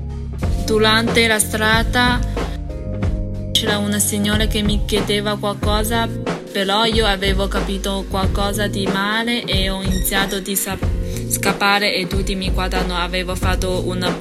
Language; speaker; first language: Italian; non-native, local second language; Chinese